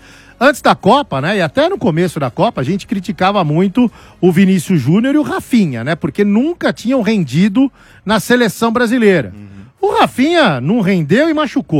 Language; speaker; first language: Portuguese; native; Portuguese